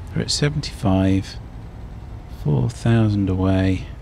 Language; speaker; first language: English; native; English